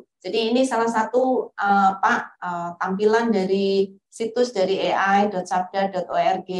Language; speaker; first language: Indonesian; native; Indonesian